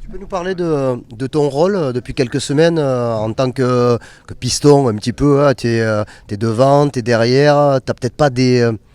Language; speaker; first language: French; native; French